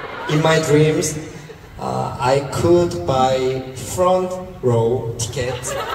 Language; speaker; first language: English; non-native, learner; Korean